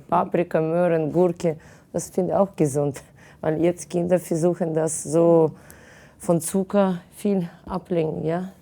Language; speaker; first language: German; non-native, fluent; Russian